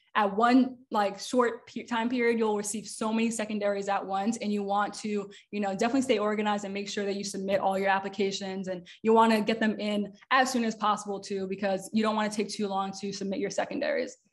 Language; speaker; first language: English; native; English